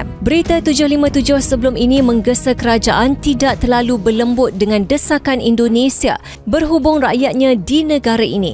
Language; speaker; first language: Malay; native; Malay